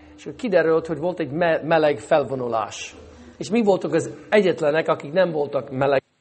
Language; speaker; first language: Hungarian; non-native, fluent; English